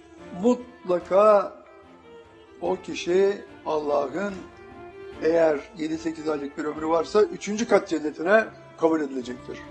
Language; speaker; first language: Turkish; native; Turkish